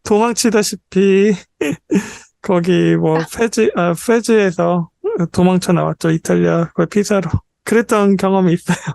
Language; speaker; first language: Korean; native; Korean